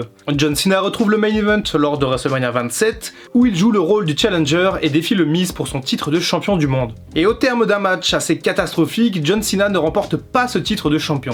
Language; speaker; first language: French; native; French